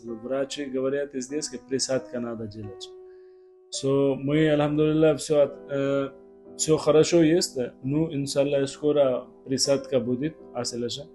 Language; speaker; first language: Russian; non-native, learner; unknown